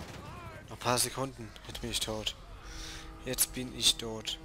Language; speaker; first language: German; native; German